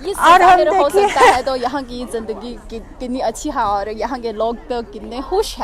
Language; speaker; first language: Urdu; non-native, fluent; Chinese